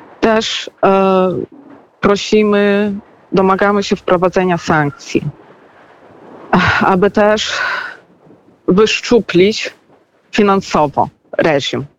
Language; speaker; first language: Polish; non-native, fluent; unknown